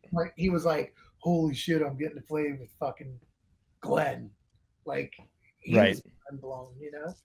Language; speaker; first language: English; native; English